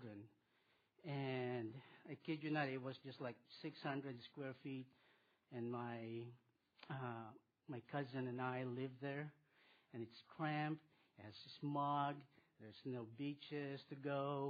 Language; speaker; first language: English; non-native, local second language; Filipino